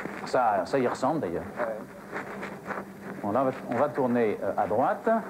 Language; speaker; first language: French; native; French